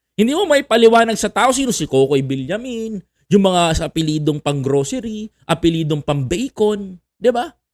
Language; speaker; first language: Filipino; native; Filipino